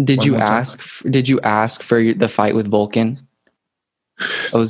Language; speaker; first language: English; native; English